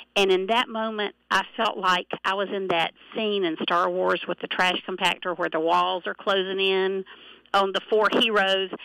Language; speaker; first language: English; native; English